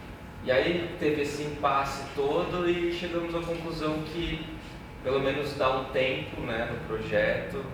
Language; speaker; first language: Portuguese; native; Portuguese